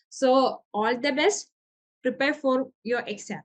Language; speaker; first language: English; non-native, local second language; Malayalam